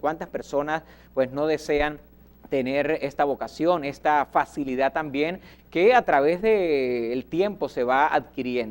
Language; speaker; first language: Spanish; native; Spanish